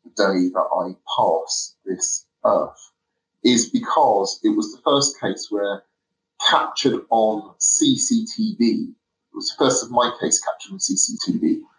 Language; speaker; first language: English; native; English